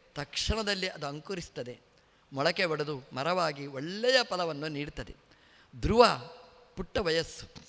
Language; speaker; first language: Kannada; native; Kannada